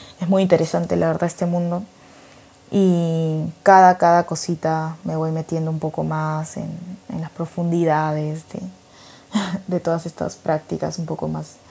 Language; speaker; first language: Spanish; native; Spanish